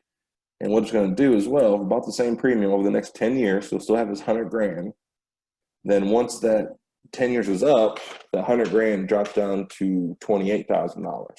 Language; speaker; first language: English; native; English